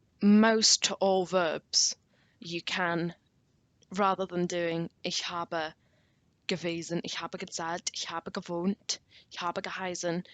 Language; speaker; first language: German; non-native, learner; English